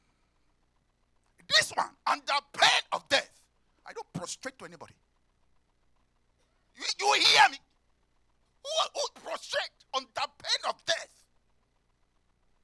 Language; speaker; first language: English; non-native, local second language; Yoruba